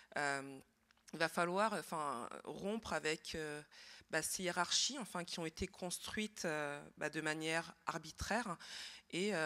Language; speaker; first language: French; native; French